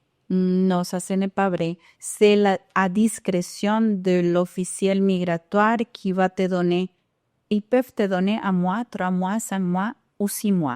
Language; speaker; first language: French; non-native, fluent; Spanish